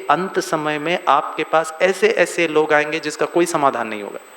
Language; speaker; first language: Hindi; non-native, local second language; Malayalam